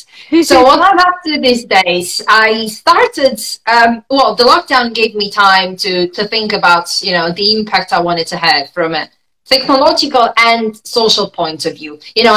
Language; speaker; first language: English; non-native, fluent; Italian